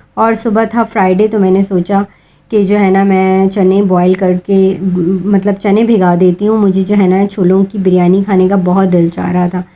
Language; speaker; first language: Urdu; native; Urdu